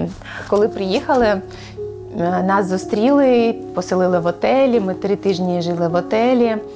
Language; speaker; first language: Ukrainian; native; Ukrainian